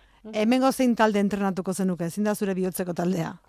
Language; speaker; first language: Basque; native; Basque